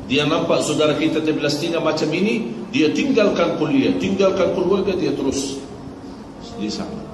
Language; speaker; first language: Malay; non-native, fluent; Arabic